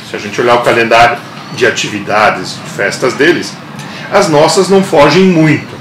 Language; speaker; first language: Portuguese; non-native, local second language; German